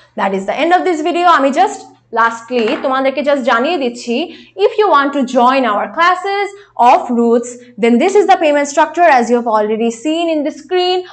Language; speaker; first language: English; non-native, local second language; Bangla